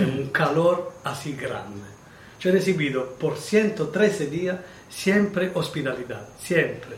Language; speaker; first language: Spanish; non-native, learner; Italian